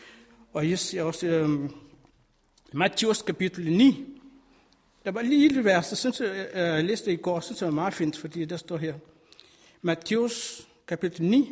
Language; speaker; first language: Danish; non-native, learner; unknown